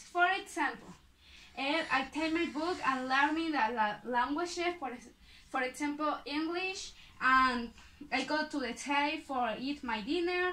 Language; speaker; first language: English; non-native, learner; Spanish